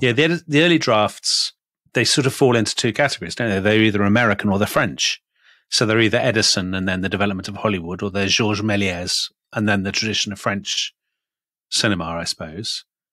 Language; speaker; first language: English; native; English